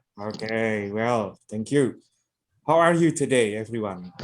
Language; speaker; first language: English; non-native, local second language; Indonesian